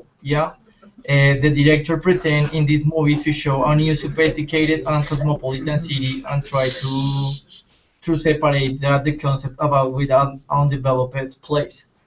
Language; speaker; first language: English; non-native, learner; Spanish